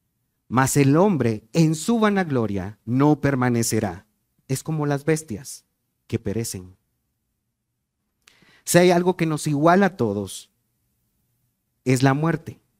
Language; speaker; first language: Spanish; native; Spanish